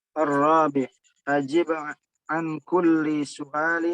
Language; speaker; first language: Arabic; non-native, learner; Indonesian